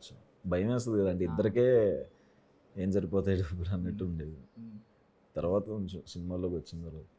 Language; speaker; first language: Telugu; native; Telugu